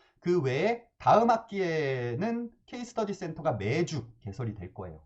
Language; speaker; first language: Korean; native; Korean